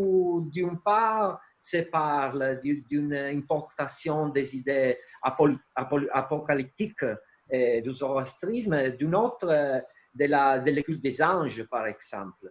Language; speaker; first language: French; non-native, fluent; Italian